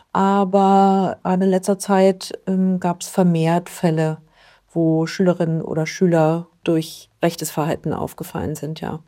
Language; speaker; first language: German; native; German